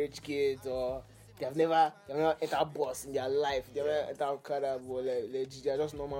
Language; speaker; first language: English; non-native, local second language; Yoruba